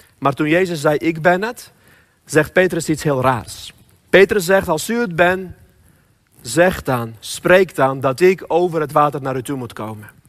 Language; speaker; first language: Dutch; non-native, fluent; Armenian